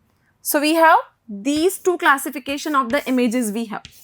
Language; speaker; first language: English; non-native, local second language; Hindi